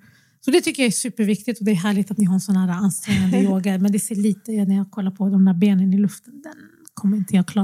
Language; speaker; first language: Swedish; early bilingual, other home language; Arabic